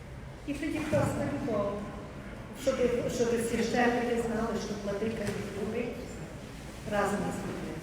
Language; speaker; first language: Ukrainian; early bilingual, heritage; Ukrainian